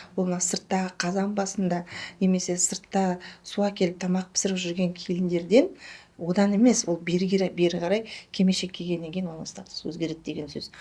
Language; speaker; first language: Kazakh; native; Kazakh